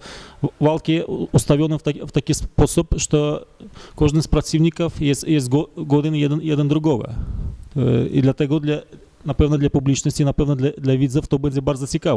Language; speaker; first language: Polish; non-native, fluent; Russian